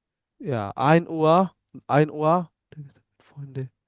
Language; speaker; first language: German; non-native, learner; Bangla